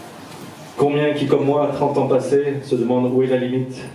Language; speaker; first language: French; native; French